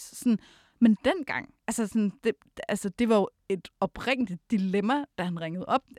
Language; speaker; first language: Danish; native; Danish